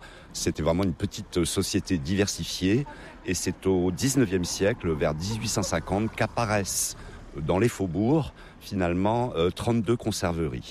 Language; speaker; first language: French; native; French